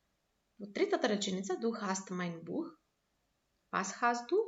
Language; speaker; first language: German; non-native, fluent; Macedonian